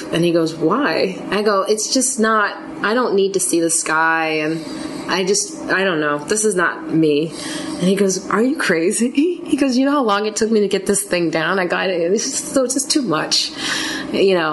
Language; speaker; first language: English; native; English